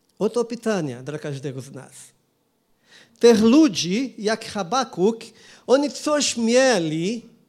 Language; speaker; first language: Polish; non-native, learner; Portuguese